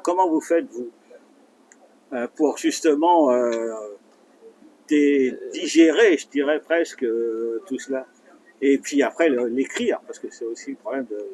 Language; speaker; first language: French; native; French